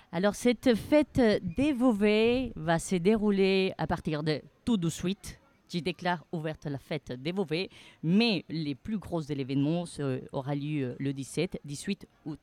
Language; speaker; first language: French; native; French